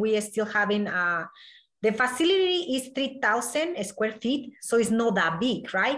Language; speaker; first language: English; non-native, learner; Spanish